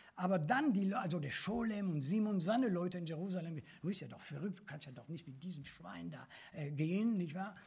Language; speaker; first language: German; non-native, fluent; French